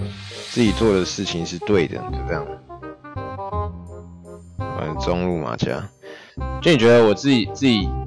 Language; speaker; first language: Chinese; native; Chinese